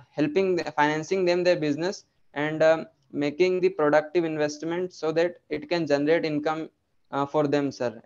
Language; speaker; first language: English; non-native, local second language; Hindi